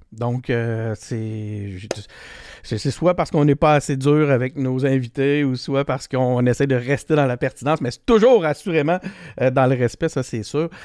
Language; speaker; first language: French; native; French